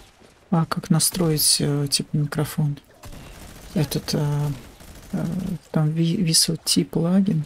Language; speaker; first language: Russian; native; Russian